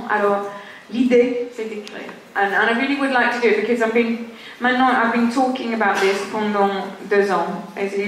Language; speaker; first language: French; non-native, learner; English